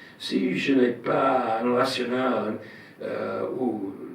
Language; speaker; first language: French; non-native, fluent; English